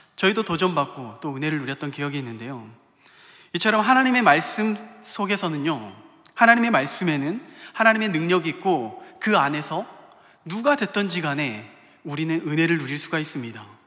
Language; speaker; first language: Korean; native; Korean